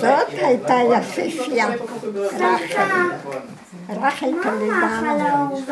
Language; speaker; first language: Hebrew; non-native, fluent; Croatian